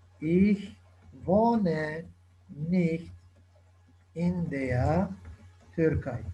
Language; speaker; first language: German; non-native, fluent; Turkish